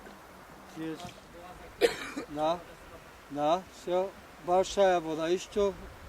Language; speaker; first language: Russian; non-native, learner; Slovak